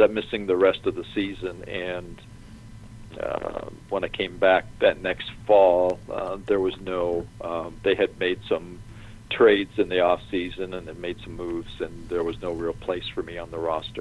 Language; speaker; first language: English; native; English